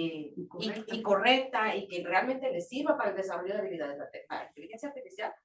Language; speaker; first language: Spanish; native; Spanish